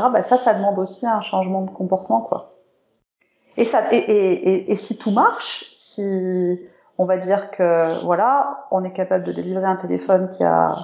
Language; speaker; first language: French; native; French